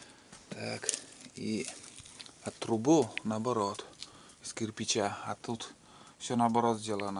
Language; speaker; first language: Russian; native; Russian